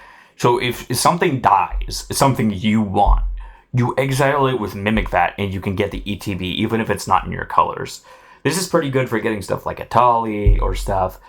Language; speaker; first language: English; native; English